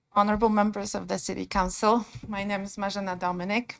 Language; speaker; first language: English; non-native, fluent; Polish